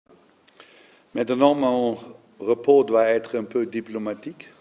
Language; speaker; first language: French; non-native, learner; Dutch